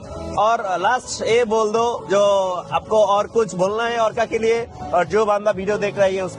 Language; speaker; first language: Hindi; non-native, fluent; Bangla